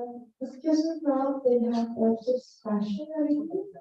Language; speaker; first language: English; non-native, learner; Indonesian